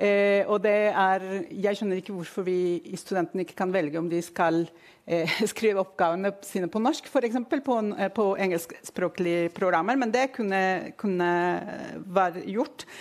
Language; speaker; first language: Norwegian; non-native, fluent; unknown